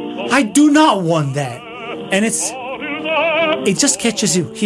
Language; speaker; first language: English; non-native, fluent; Italian